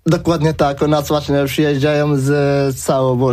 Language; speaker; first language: Polish; early bilingual, other home language; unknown